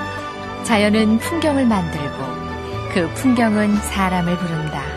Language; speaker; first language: Korean; native; Korean